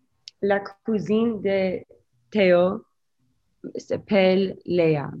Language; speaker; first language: French; non-native, learner; English